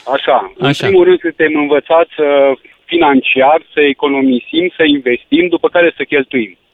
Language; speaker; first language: Romanian; native; Romanian